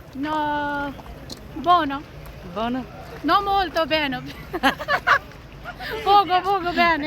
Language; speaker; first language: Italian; non-native, learner; Punjabi